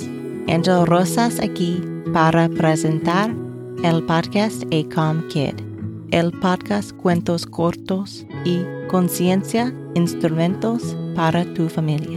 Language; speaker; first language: Spanish; non-native, learner; English